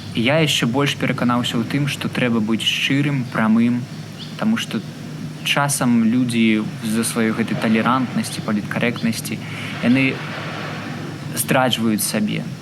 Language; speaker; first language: Belarusian; non-native, local second language; Russian